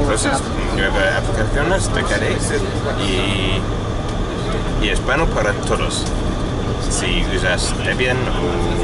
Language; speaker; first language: Spanish; non-native, learner; English